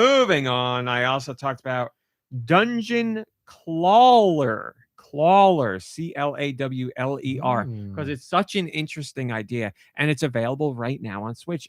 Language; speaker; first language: English; native; English